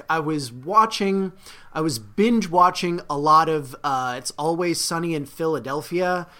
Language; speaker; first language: English; native; English